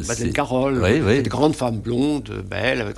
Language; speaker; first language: French; native; French